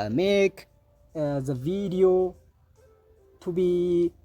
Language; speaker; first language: English; non-native, local second language; Amharic